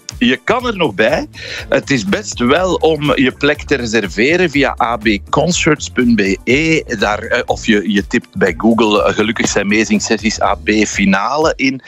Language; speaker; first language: Dutch; native; Dutch